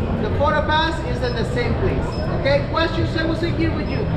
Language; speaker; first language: English; non-native, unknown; Spanish